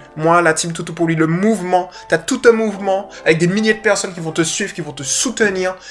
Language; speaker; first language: French; native; French